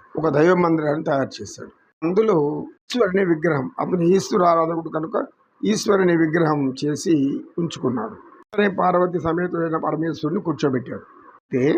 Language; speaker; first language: Telugu; native; Telugu